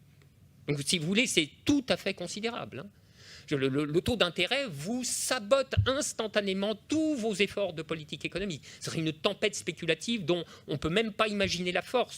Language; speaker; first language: French; native; French